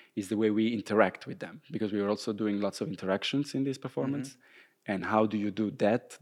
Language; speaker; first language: English; non-native, fluent; Italian